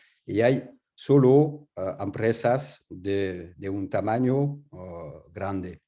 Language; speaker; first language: Spanish; non-native, learner; French